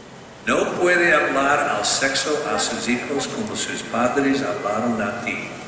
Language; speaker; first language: Spanish; non-native, learner; English